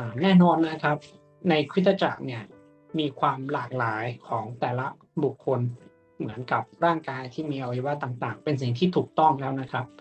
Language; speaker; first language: Thai; native; Thai